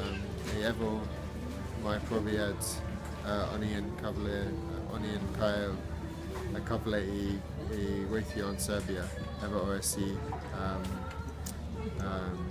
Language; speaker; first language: Welsh; non-native, learner; English